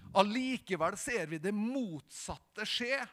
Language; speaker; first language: Norwegian; native; Norwegian